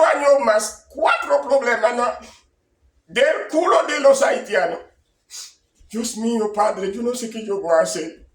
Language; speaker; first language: Spanish; non-native, learner; Haitian Creole